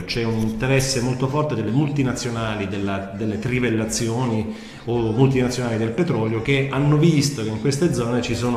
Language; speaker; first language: Italian; native; Italian